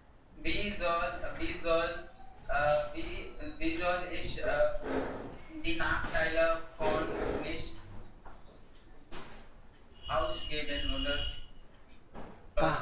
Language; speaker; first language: German; non-native, learner; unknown